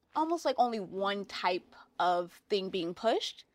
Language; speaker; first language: English; native; English